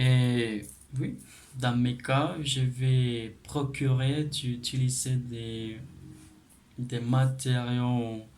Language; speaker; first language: French; non-native, learner; Spanish